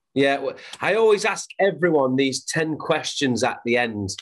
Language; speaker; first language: English; native; English